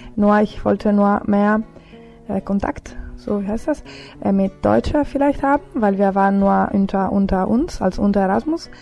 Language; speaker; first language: German; non-native, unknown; Italian